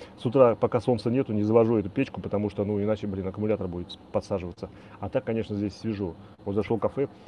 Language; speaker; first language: Russian; native; Russian